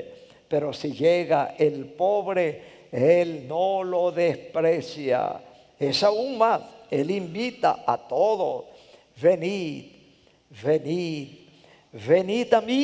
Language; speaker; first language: Spanish; native; Spanish